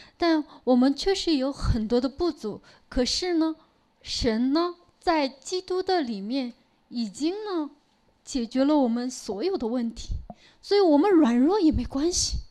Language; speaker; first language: Chinese; non-native, local second language; Korean